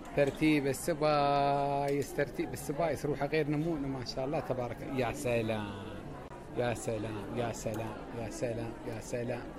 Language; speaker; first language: Arabic; native; Arabic